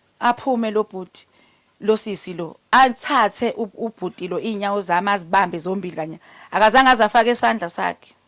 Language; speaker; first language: Zulu; native; Zulu